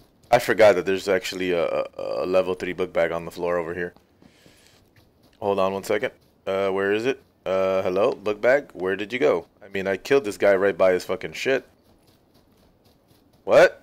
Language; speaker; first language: English; native; English